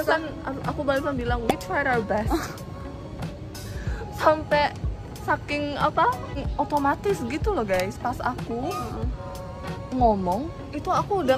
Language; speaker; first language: Indonesian; non-native, fluent; Korean